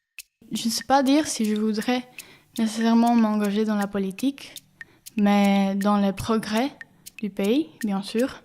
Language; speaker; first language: French; non-native, fluent; Spanish